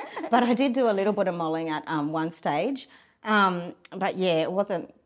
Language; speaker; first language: English; native; English